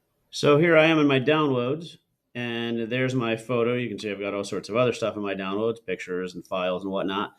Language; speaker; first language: English; native; English